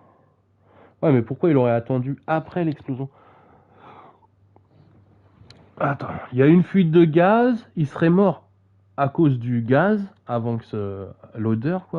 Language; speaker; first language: French; native; French